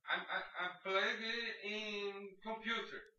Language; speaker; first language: English; non-native, learner; Portuguese